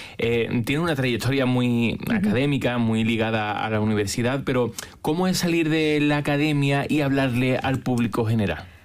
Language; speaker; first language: Spanish; native; Spanish